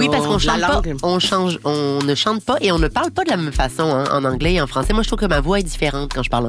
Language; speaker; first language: French; native; French